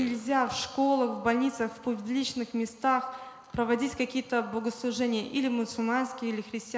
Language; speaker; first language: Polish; non-native, learner; Russian